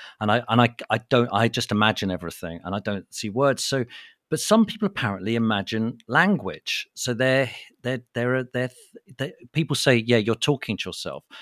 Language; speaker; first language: English; native; English